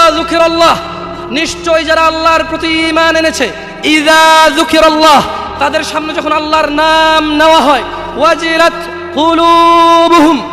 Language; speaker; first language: Bangla; early bilingual, heritage; Bangla